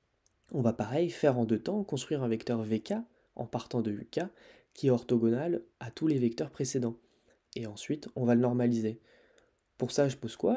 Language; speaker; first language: French; native; French